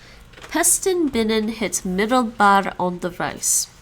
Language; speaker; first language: Dutch; non-native, learner; English